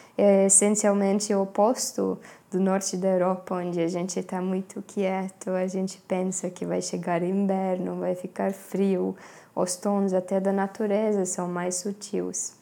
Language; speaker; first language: Portuguese; non-native, fluent; Estonian